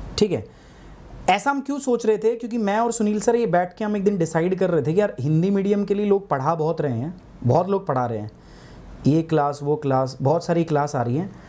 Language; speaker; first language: Hindi; native; Hindi